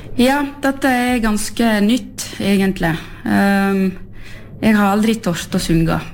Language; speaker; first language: Norwegian; early bilingual, heritage; French